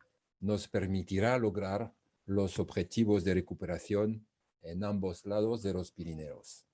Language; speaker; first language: Spanish; non-native, fluent; French